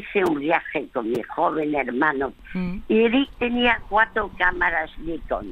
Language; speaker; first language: Spanish; early bilingual, other home language; French